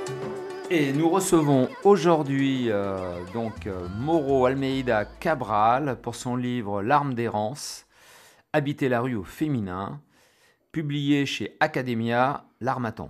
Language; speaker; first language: French; native; French